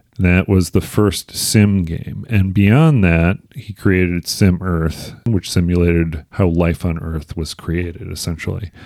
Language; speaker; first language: English; native; English